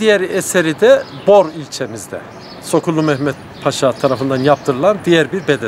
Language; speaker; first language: Turkish; native; Turkish